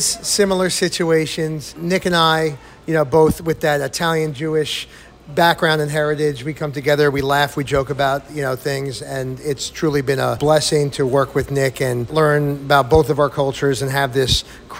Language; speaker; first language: English; native; English